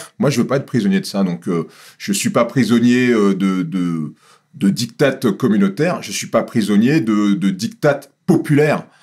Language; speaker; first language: French; native; French